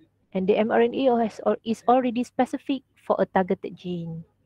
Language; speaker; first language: English; non-native, local second language; Malay